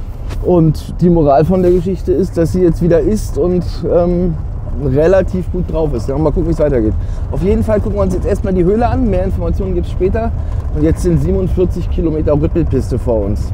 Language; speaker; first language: German; native; German